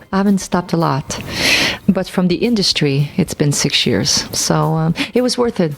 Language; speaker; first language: English; non-native, local second language; French